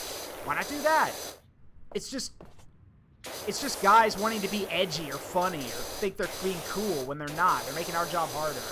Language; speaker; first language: English; native; English